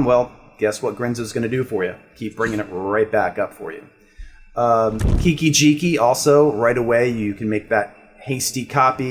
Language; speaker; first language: English; native; English